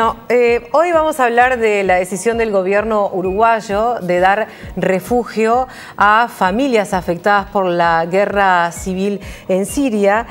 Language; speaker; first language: Spanish; native; Spanish